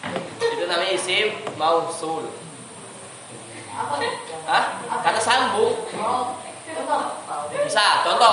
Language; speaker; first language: Indonesian; native; Indonesian